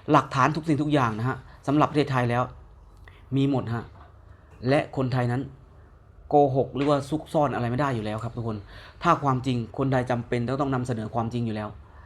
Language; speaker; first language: Thai; native; Thai